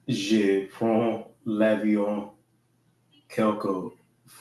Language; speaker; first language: French; non-native, learner; English